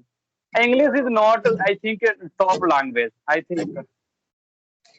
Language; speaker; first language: English; non-native, learner; Bhojpuri